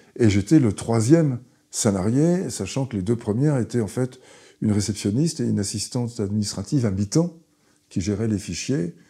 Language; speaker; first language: French; early bilingual, other home language; Hebrew